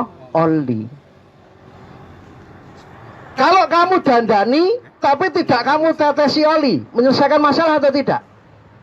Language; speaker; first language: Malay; non-native, local second language; Javanese